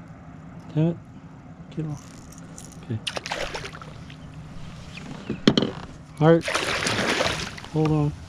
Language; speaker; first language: English; native; English